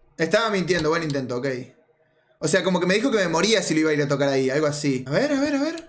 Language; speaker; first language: Spanish; native; Spanish